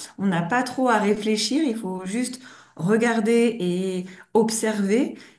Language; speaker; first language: French; native; French